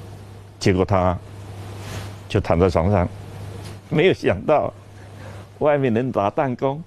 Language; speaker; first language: Chinese; native; Chinese